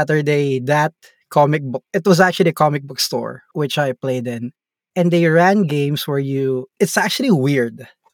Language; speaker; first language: English; non-native, local second language; Filipino